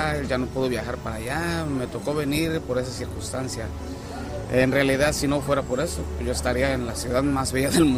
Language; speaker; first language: Spanish; native; Spanish